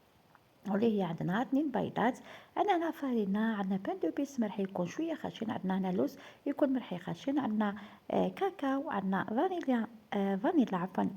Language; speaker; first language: Arabic; native; Arabic